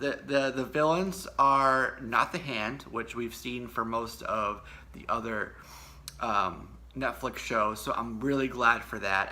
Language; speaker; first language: English; native; English